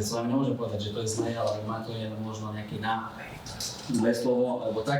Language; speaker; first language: Slovak; non-native, learner; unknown